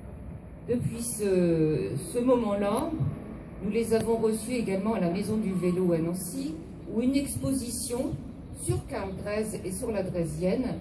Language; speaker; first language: French; native; French